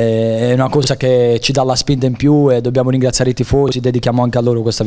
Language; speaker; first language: Italian; native; Italian